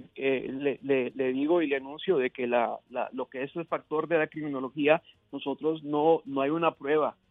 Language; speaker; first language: Spanish; early bilingual, heritage; Spanish